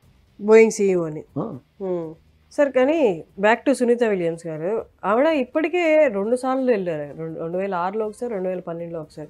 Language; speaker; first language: Telugu; native; Telugu